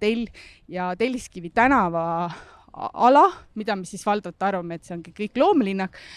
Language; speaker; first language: Estonian; native; Estonian